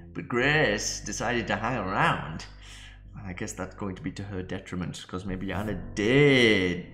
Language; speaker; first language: English; native; English